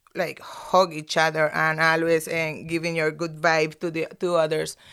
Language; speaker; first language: English; non-native, fluent; Spanish